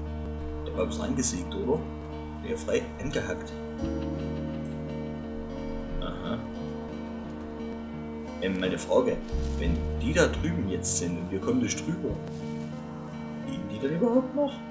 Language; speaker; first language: German; native; German